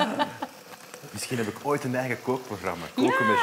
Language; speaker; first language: Dutch; native; Dutch